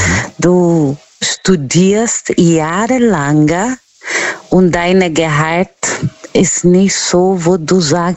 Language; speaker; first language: German; non-native, fluent; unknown